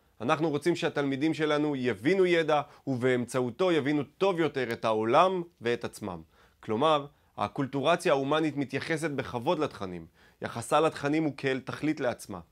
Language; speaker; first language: Hebrew; native; Hebrew